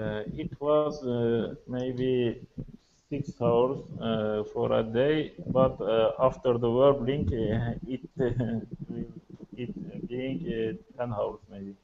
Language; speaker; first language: English; non-native, learner; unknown